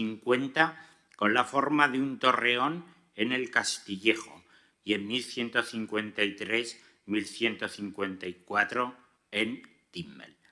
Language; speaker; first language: Spanish; native; Spanish